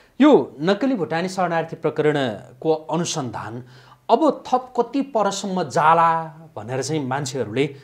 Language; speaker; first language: Nepali; native; Nepali